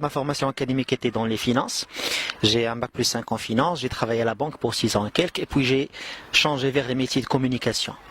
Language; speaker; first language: French; non-native, local second language; Arabic